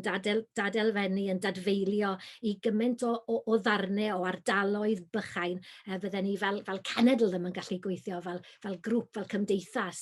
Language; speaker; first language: Welsh; native; Welsh